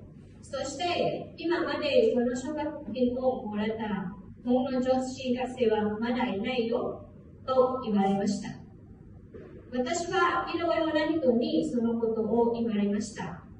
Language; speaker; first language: Japanese; non-native, fluent; Hmong